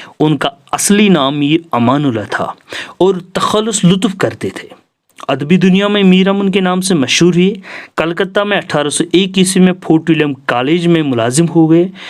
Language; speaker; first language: Urdu; non-native, local second language; Kashmiri